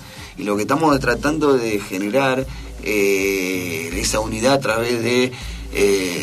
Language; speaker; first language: Spanish; native; Spanish